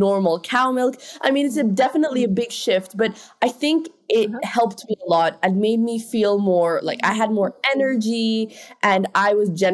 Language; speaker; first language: English; non-native, local second language; Hindi